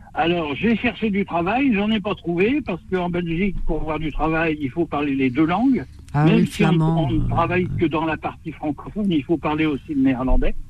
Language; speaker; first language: French; native; French